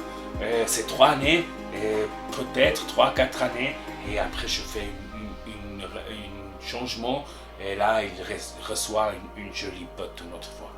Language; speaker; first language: French; non-native, learner; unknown